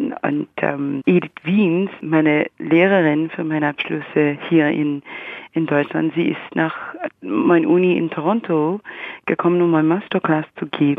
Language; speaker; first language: German; non-native, fluent; English